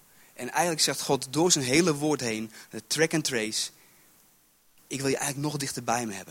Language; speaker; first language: Dutch; native; Dutch